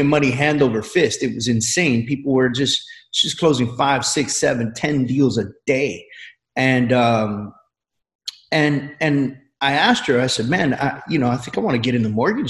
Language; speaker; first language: English; native; English